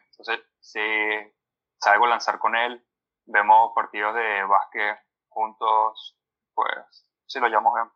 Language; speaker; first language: Spanish; native; Spanish